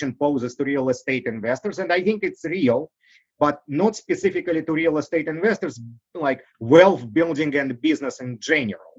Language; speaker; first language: English; non-native, fluent; Russian